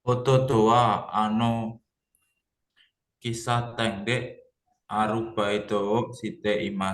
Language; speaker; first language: Japanese; non-native, learner; Indonesian